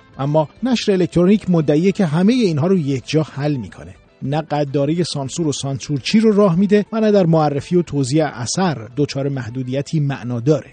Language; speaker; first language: Persian; native; Persian